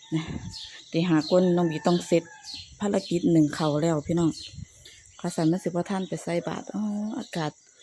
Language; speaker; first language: Thai; native; Thai